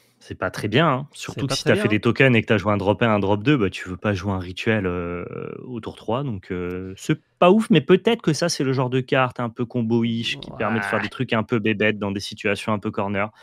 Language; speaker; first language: French; native; French